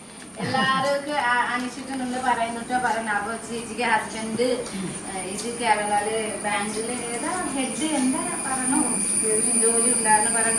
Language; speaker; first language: Malayalam; non-native, learner; Nepali